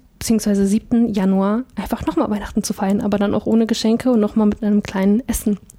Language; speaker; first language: German; early bilingual, other home language; Russian